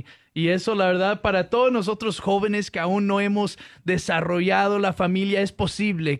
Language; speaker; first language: Spanish; early bilingual, heritage; Spanish